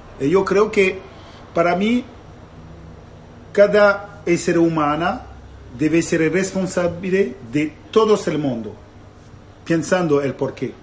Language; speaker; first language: Spanish; non-native, learner; Italian